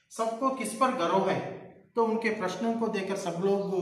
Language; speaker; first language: Hindi; non-native, local second language; Telugu